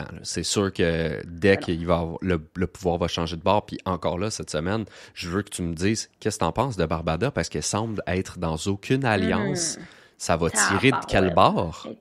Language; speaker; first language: French; native; French